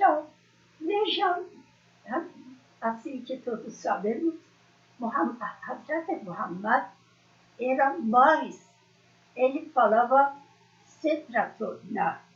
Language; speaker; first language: Portuguese; non-native, learner; Persian